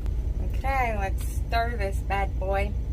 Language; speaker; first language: English; native; English